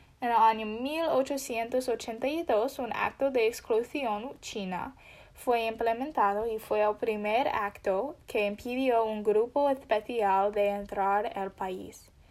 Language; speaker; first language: Spanish; non-native, learner; English